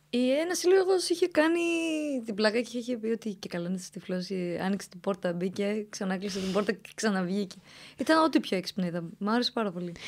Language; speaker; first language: Greek; early bilingual, other home language; Romanian